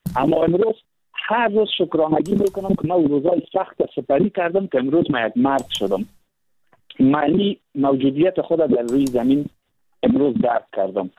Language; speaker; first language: Persian; native; Persian